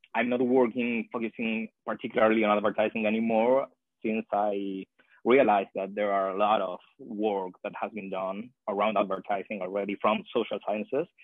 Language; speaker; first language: English; non-native, fluent; Spanish